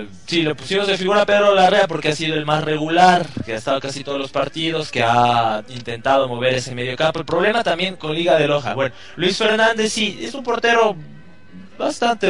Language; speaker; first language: Spanish; native; Spanish